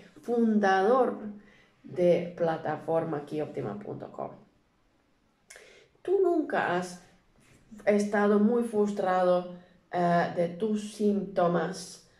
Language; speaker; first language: Spanish; non-native, learner; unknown